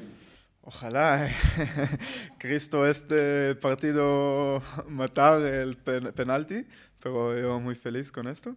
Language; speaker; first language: Spanish; non-native, learner; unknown